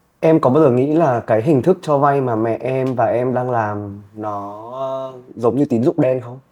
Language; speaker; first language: Vietnamese; native; Vietnamese